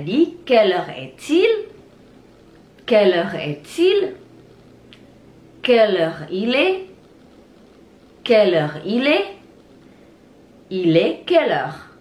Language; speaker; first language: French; non-native, fluent; Indonesian